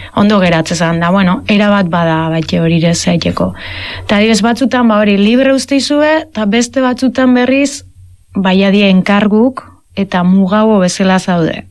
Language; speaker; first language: Basque; native; Basque